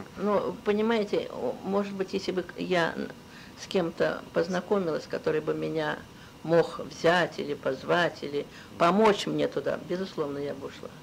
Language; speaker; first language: Russian; native; Russian